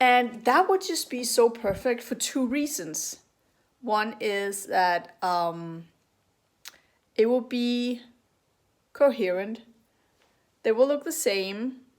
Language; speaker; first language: English; non-native, fluent; Danish